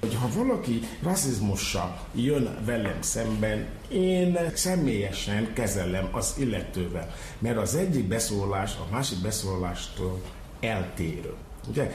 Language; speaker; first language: Hungarian; non-native, fluent; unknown